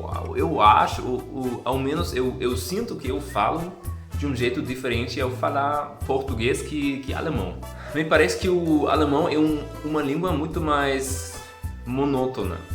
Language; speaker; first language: Portuguese; non-native, fluent; German